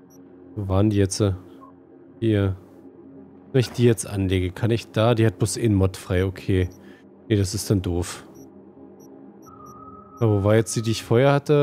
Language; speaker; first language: German; native; German